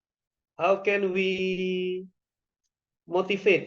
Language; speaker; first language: English; non-native, local second language; Indonesian